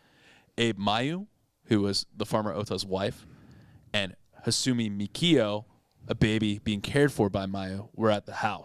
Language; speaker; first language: English; native; English